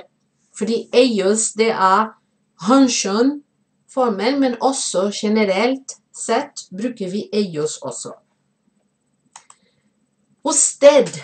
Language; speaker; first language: Norwegian; non-native, fluent; Portuguese